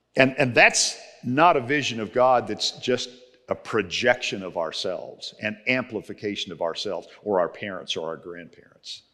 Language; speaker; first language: English; native; English